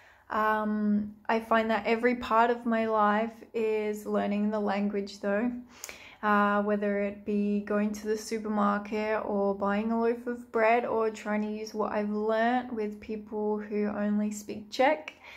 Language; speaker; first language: English; native; English